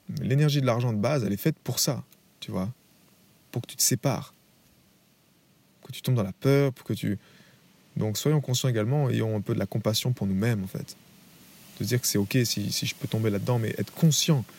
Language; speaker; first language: French; native; French